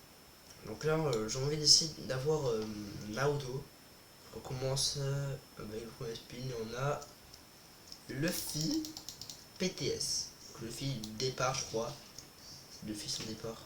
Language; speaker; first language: French; native; French